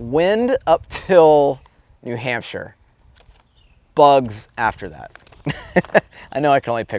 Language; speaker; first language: English; native; English